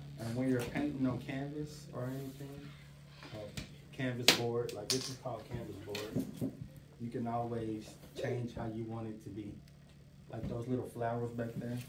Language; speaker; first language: English; native; English